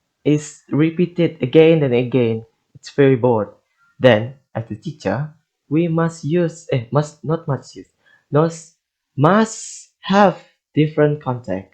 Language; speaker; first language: English; non-native, learner; Indonesian